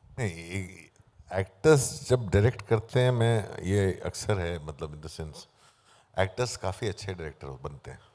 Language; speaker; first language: Hindi; native; Hindi